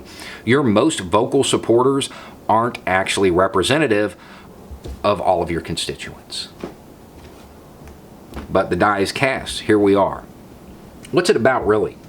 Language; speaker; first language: English; native; English